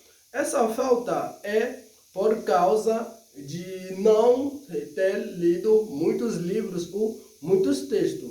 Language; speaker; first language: Portuguese; non-native, fluent; Haitian Creole